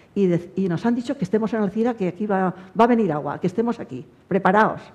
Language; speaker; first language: Spanish; non-native, local second language; Catalan